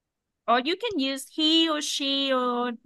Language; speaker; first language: English; non-native, fluent; Vietnamese